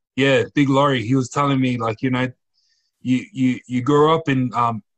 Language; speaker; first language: English; native; English